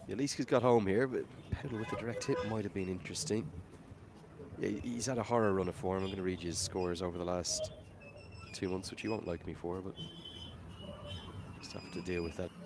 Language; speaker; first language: English; native; English